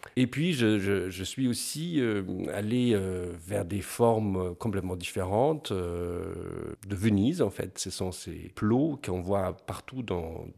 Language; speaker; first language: French; non-native, fluent; German